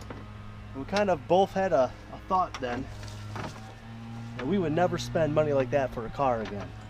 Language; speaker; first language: English; native; English